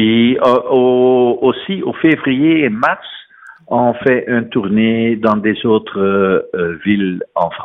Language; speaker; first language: French; non-native, fluent; Dutch